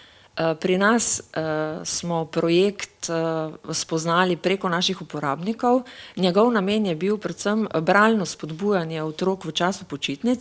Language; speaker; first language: Slovenian; native; Slovenian